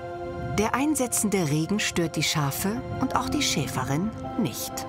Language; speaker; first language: German; native; German